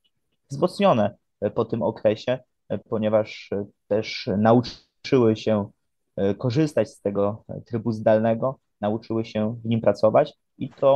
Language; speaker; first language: Polish; native; Polish